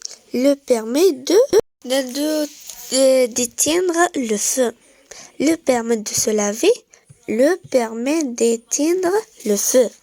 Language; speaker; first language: French; non-native, local second language; Arabic